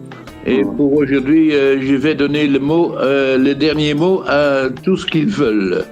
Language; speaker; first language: French; non-native, learner; Dutch